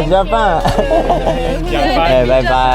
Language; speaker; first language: English; non-native, learner; Japanese